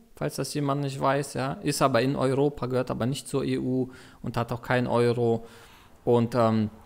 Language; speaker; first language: German; non-native, fluent; Russian